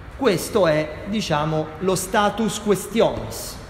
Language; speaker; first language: Italian; native; Italian